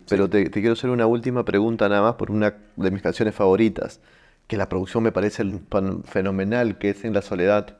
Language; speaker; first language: Spanish; native; Spanish